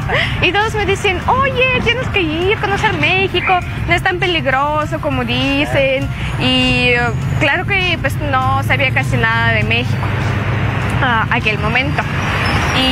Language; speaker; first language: Spanish; non-native, fluent; Russian